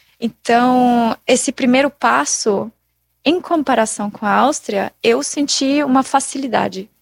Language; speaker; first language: Portuguese; non-native, fluent; German